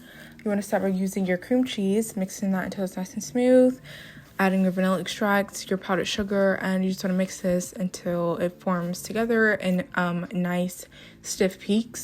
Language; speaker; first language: English; native; English